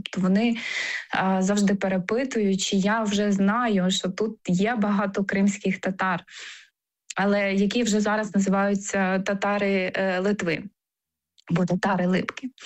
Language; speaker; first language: Ukrainian; non-native, local second language; Crimean Tatar